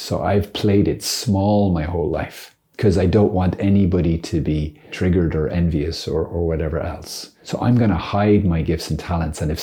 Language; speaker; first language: English; native; English